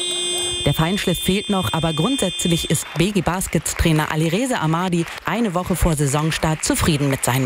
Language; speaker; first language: German; native; German